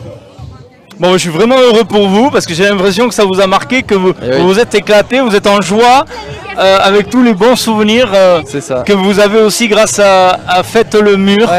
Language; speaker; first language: French; native; French